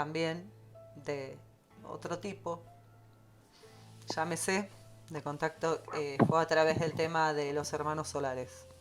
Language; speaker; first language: Spanish; native; Spanish